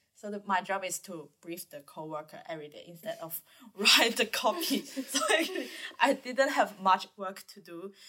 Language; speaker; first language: English; non-native, learner; Chinese